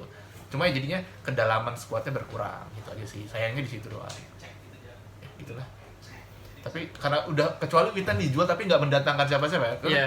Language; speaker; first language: Indonesian; native; Indonesian